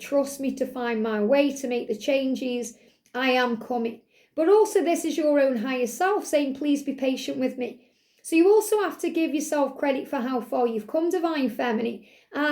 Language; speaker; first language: English; native; English